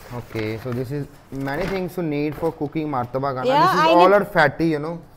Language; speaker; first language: English; non-native, learner; Hindi